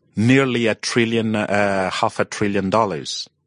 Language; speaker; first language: English; non-native, fluent; Portuguese